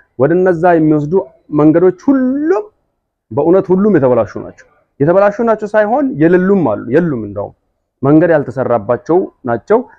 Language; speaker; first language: Amharic; non-native, local second language; Hadiyya